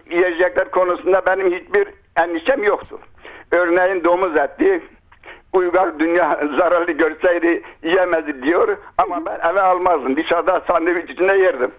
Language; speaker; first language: Turkish; non-native, local second language; Kurdish